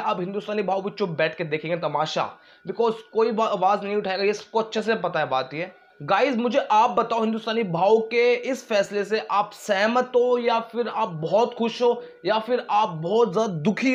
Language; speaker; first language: Hindi; native; Hindi